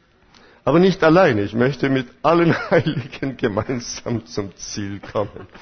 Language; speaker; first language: German; non-native, fluent; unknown